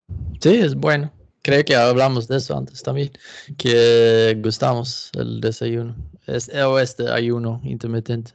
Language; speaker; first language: Spanish; non-native, fluent; Swedish